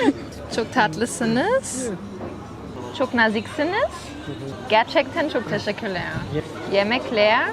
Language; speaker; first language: Turkish; non-native, learner; English